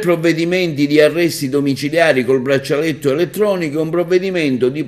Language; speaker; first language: Italian; native; Italian